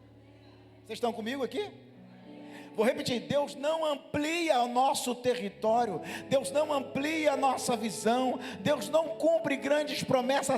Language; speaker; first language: Portuguese; native; Portuguese